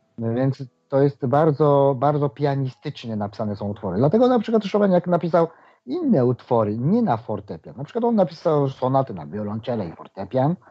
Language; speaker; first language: Polish; non-native, fluent; Japanese